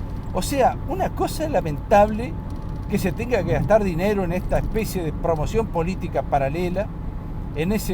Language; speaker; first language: Spanish; native; Spanish